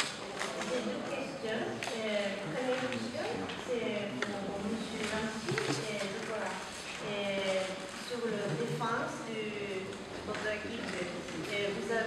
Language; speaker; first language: French; non-native, learner; Japanese